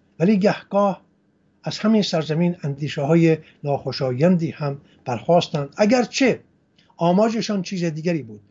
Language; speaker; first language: Persian; non-native, local second language; Assyrian Neo-Aramaic